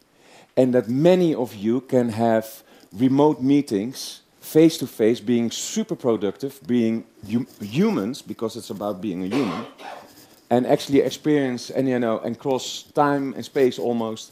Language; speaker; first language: English; non-native, fluent; Dutch